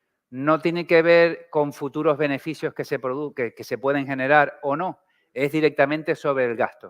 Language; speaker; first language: Spanish; native; Spanish